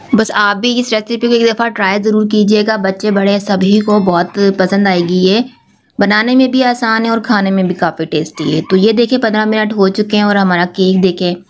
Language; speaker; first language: Urdu; native; Urdu